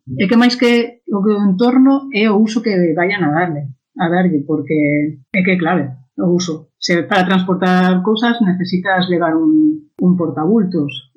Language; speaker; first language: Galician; non-native, local second language; Spanish